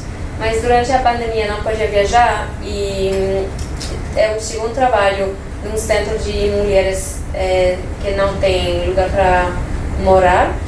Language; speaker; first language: Portuguese; non-native, fluent; French